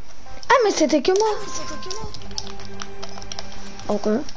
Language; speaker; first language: French; native; French